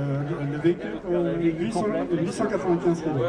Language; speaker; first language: French; native; French